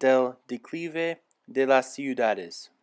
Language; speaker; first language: Spanish; non-native, learner; English